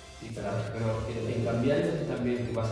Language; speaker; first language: Spanish; non-native, learner; Fula